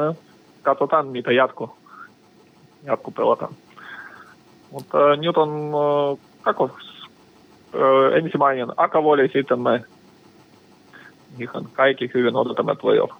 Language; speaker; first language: Finnish; non-native, learner; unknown